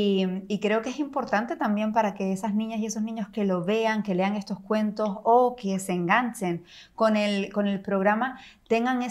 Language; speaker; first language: Spanish; native; Spanish